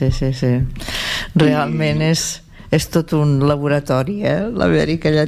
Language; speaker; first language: Catalan; native; Catalan